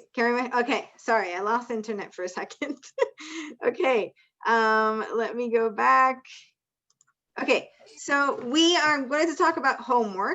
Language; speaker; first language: English; non-native, fluent; Spanish